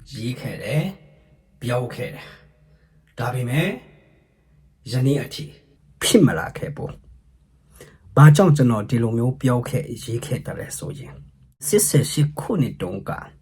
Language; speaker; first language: Burmese; non-native, local second language; Hakha Chin